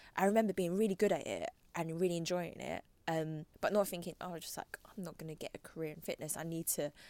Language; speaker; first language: English; native; English